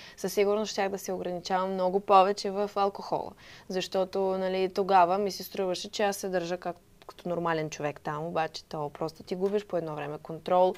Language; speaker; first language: Bulgarian; non-native, fluent; Russian